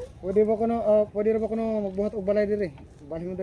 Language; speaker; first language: Filipino; non-native, learner; Korean